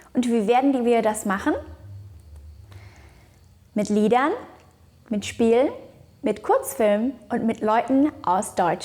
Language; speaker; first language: German; non-native, fluent; Indonesian